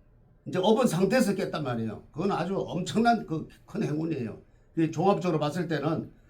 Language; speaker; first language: Korean; native; Korean